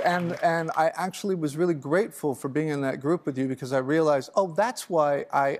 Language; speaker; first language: English; native; English